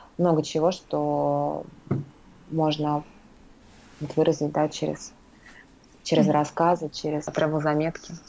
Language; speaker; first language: Russian; native; Russian